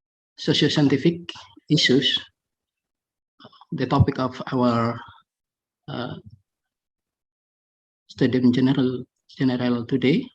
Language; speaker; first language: English; non-native, fluent; Indonesian